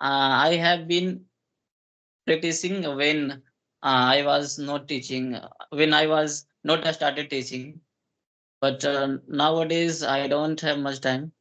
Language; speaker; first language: English; non-native, local second language; Hindi